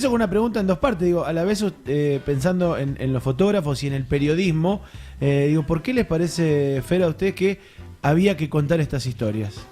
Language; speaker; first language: Spanish; native; Spanish